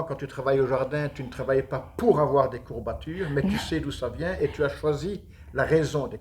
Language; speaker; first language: French; native; French